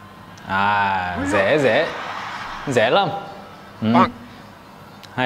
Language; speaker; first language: Vietnamese; non-native, learner; Korean